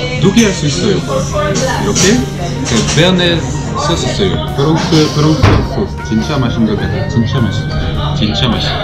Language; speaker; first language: Korean; non-native, learner; French